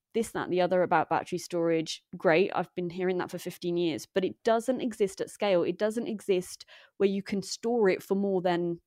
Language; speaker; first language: English; native; English